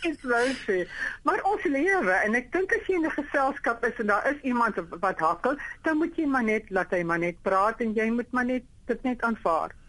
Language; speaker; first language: Afrikaans; non-native, local second language; English